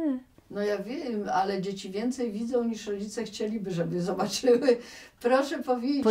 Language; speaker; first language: Polish; native; Polish